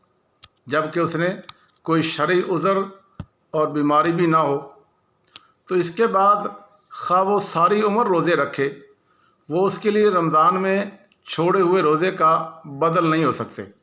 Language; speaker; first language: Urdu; non-native, local second language; Punjabi